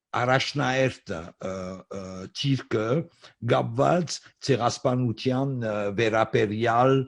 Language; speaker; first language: Armenian; early bilingual, heritage; Armenian